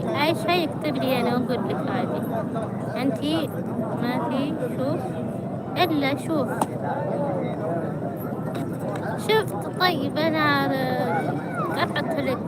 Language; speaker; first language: Arabic; non-native, learner; Amharic